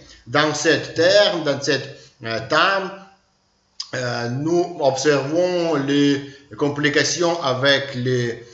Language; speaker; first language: French; non-native, learner; Ukrainian